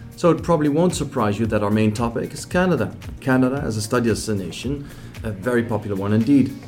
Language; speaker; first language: English; non-native, fluent; Dutch